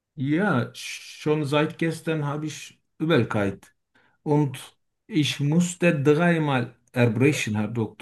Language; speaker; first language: German; non-native, learner; Turkish